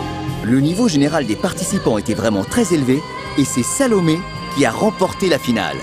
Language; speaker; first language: French; native; French